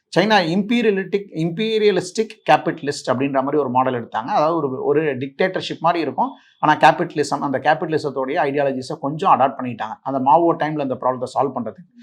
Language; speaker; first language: Tamil; native; Tamil